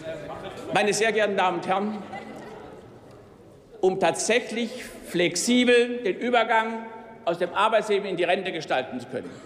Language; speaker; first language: German; native; German